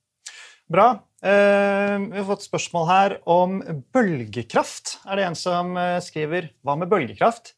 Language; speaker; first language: Norwegian; native; Norwegian